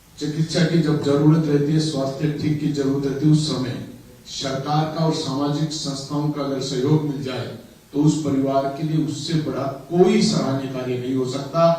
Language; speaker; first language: Hindi; native; Hindi